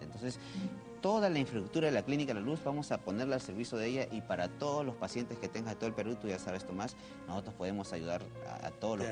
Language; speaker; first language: Spanish; native; Spanish